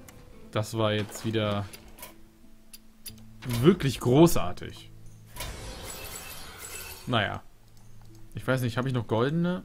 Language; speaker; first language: German; native; German